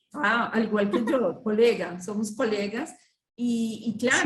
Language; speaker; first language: Spanish; native; Spanish